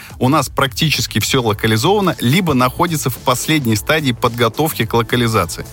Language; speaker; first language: Russian; native; Russian